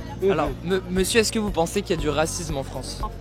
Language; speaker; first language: French; native; French